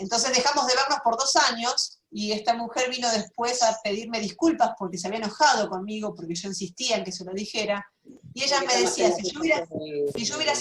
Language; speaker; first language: Spanish; native; Spanish